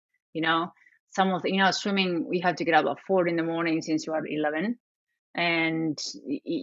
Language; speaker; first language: English; non-native, fluent; Spanish